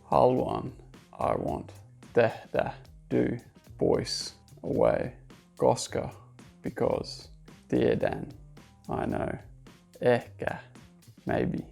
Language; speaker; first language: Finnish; non-native, learner; English